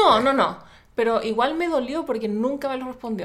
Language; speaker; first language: Spanish; native; Spanish